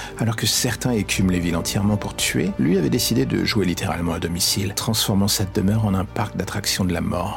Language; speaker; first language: French; native; French